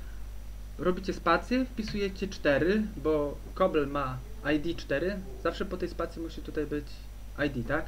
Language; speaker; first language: Polish; native; Polish